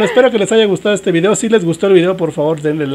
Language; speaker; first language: Spanish; native; Spanish